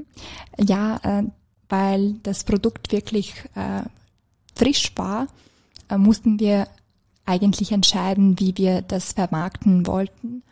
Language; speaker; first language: German; non-native, fluent; Serbian